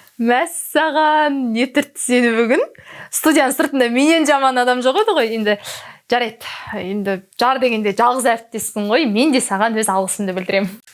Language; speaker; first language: Kazakh; native; Kazakh